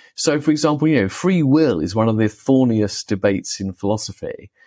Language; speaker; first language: English; native; English